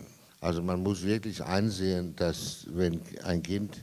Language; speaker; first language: German; non-native, fluent; Danish